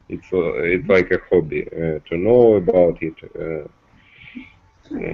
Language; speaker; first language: English; non-native, learner; Russian